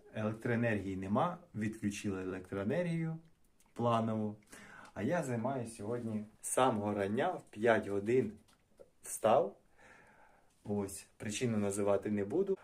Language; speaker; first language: Ukrainian; non-native, local second language; Russian